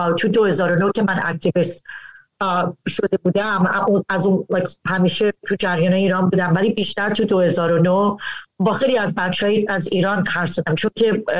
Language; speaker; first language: Persian; early bilingual, heritage; Persian